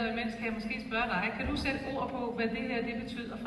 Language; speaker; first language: Danish; native; Danish